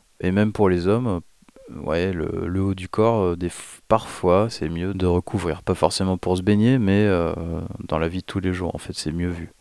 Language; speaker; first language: French; native; French